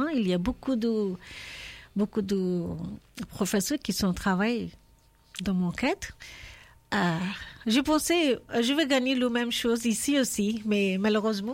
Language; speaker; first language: French; non-native, learner; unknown